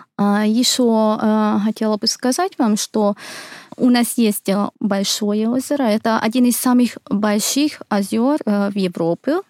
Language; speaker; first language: Russian; non-native, fluent; Hungarian